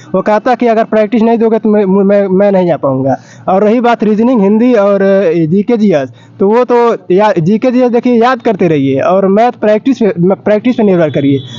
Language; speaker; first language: Hindi; native; Hindi